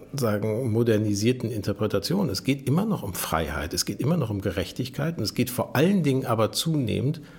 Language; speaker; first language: German; native; German